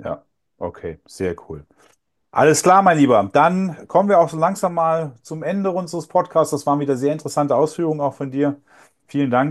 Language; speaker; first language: German; native; German